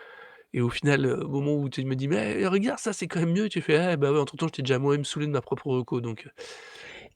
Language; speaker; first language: French; native; French